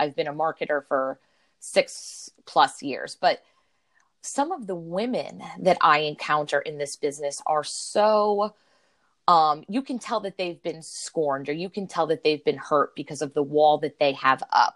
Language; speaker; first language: English; native; English